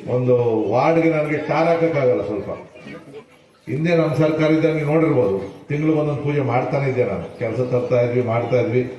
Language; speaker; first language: Kannada; native; Kannada